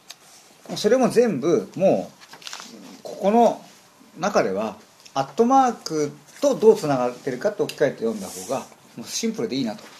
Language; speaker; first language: Japanese; native; Japanese